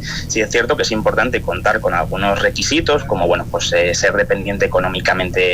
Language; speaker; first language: Spanish; native; Spanish